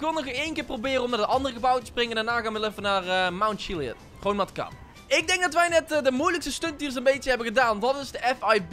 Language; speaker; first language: Dutch; native; Dutch